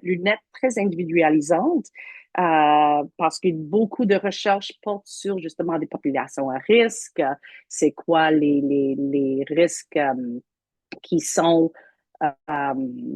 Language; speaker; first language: French; native; French